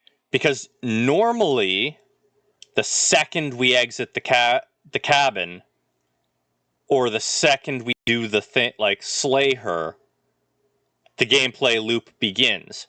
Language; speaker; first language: English; native; English